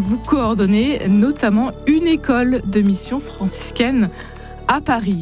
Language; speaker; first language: French; native; French